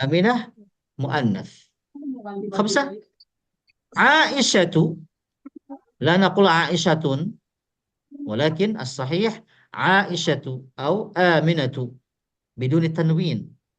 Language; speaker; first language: Arabic; non-native, fluent; Indonesian